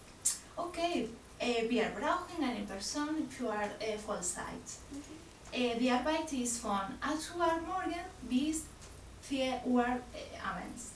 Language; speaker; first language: German; non-native, learner; Spanish